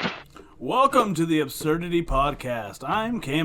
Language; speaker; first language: English; native; English